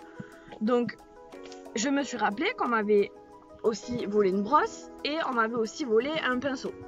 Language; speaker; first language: French; native; French